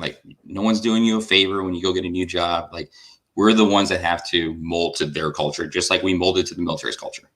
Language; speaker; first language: English; native; English